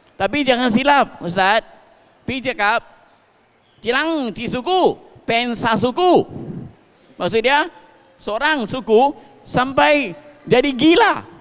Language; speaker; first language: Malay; non-native, local second language; Min Nan Chinese